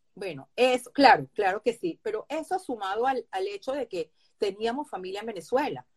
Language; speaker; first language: Spanish; early bilingual, other home language; Hebrew